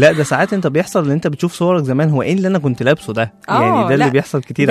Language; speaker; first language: Arabic; native; Arabic